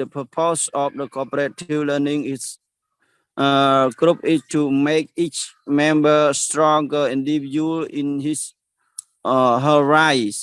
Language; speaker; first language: English; non-native, learner; Khmer